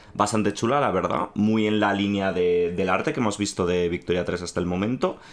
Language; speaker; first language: Spanish; native; Spanish